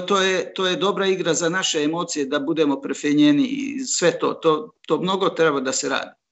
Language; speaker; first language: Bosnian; non-native, local second language; Hungarian